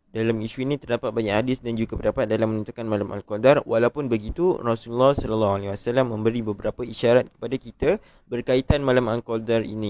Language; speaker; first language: Malay; native; Malay